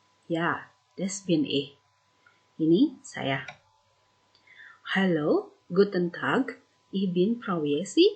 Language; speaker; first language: German; non-native, fluent; Indonesian